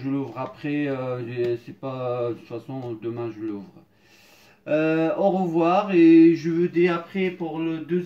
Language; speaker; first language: French; non-native, fluent; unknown